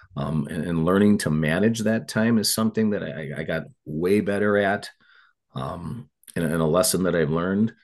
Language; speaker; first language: English; native; English